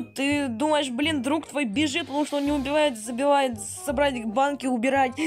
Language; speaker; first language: Russian; native; Russian